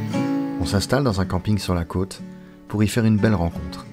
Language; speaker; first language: French; native; French